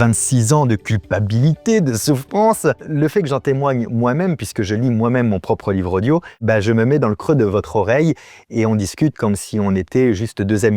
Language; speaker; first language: French; native; French